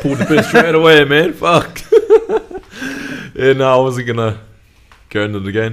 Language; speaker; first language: English; native; English